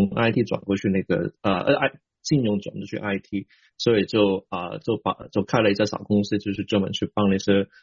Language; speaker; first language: Chinese; non-native, local second language; Cantonese